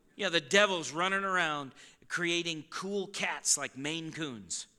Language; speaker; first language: English; native; English